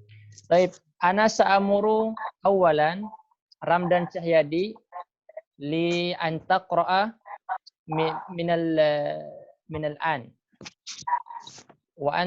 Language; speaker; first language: Arabic; non-native, fluent; Indonesian